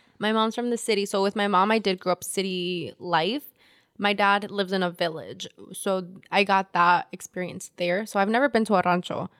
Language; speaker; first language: English; early bilingual, other home language; Spanish